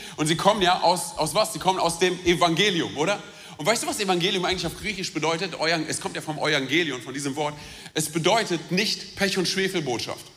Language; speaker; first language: German; early bilingual, other home language; Romanian